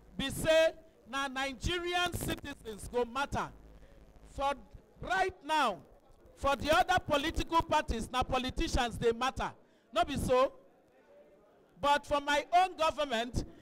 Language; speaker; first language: Nigerian Pidgin; non-native, local second language; Igbo